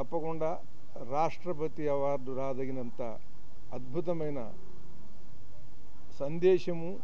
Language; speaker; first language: Telugu; native; Telugu